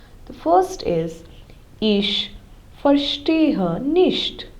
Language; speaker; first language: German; non-native, fluent; Hindi